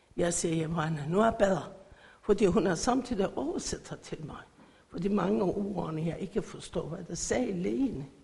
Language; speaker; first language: Danish; non-native, learner; Persian